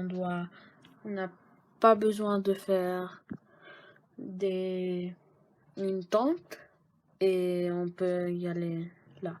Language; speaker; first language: French; non-native, learner; Spanish